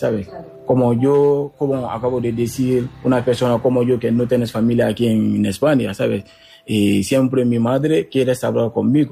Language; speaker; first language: Spanish; non-native, learner; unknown